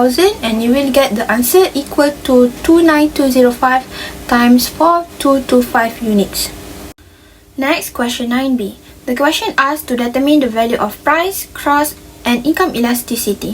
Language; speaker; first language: English; non-native, local second language; Malay